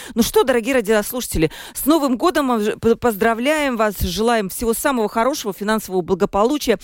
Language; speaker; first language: Russian; native; Russian